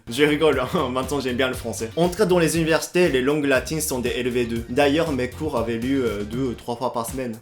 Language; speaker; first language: French; non-native, fluent; Japanese